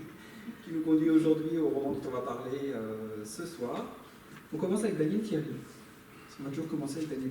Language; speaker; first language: French; native; French